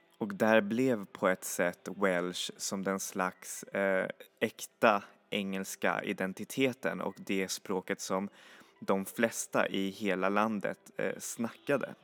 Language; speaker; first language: Swedish; native; Swedish